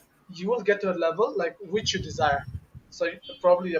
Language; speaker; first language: English; non-native, local second language; Bangla